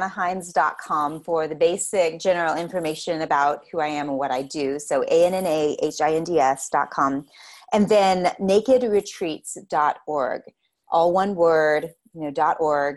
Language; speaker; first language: English; native; English